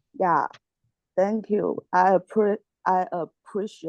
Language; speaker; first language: English; non-native, learner; Chinese